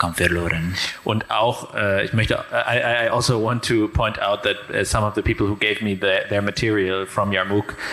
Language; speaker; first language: English; non-native, fluent; Croatian